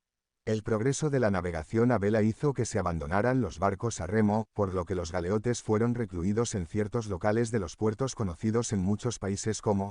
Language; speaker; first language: Spanish; native; Spanish